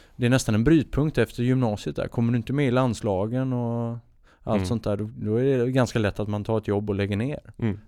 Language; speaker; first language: Swedish; native; Swedish